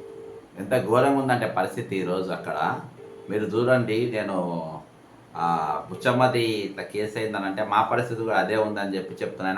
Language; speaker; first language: Telugu; native; Telugu